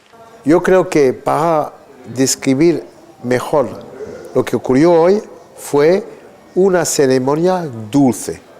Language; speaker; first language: Spanish; early bilingual, heritage; Spanish